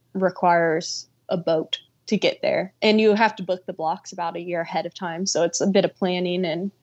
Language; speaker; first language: English; native; English